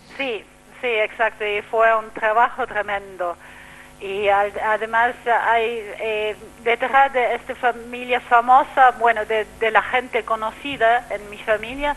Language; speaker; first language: Spanish; non-native, fluent; German